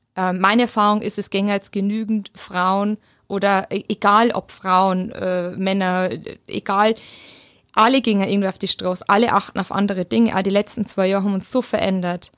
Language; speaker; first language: German; native; German